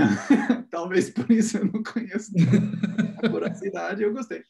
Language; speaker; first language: Portuguese; non-native, fluent; English